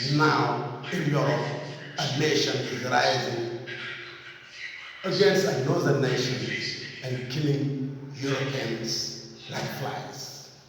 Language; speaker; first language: English; non-native, fluent; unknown